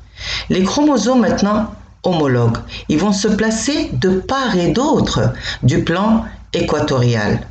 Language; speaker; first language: French; non-native, local second language; Arabic